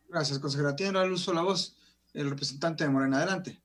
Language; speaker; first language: Spanish; native; Spanish